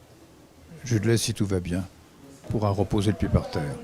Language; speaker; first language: French; native; French